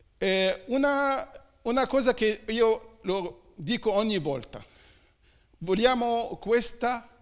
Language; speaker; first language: Italian; non-native, fluent; Arabic